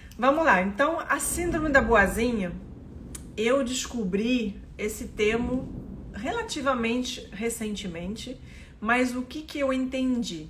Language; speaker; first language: Portuguese; non-native, fluent; French